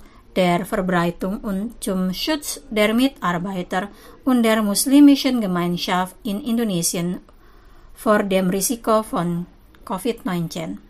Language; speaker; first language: German; non-native, fluent; Indonesian